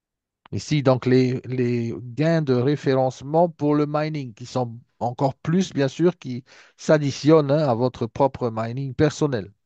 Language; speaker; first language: French; native; French